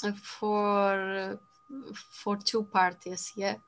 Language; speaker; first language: English; non-native, fluent; Romanian